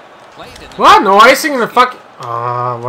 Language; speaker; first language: English; native; English